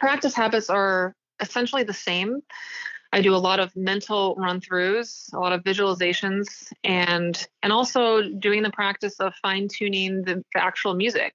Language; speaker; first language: English; native; English